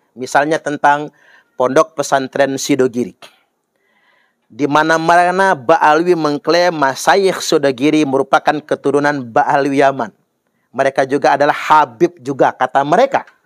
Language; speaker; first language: Indonesian; native; Indonesian